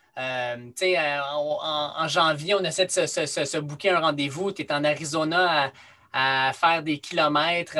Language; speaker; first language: French; native; French